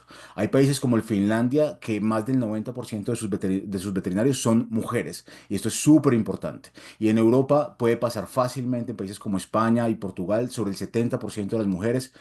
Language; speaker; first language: Spanish; native; Spanish